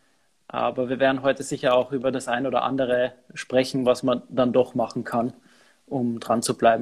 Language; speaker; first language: German; native; German